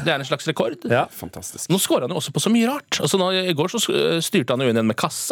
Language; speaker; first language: Norwegian; native; Norwegian